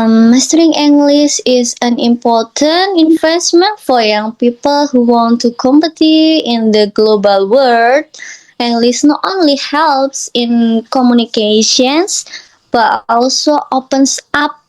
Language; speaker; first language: English; non-native, learner; Indonesian